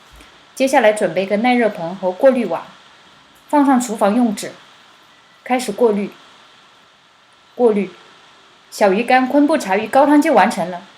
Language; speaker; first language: Chinese; native; Chinese